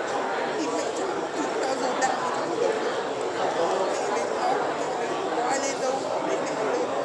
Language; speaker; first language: Vietnamese; native; Vietnamese